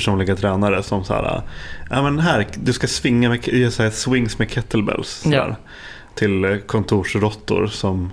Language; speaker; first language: Swedish; native; Swedish